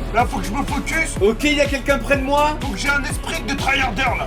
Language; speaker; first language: French; native; French